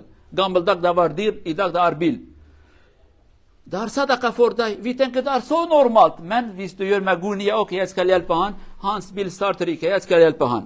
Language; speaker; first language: Swedish; non-native, learner; Kurdish